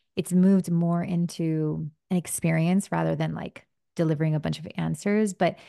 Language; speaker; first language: English; early bilingual, other home language; Spanish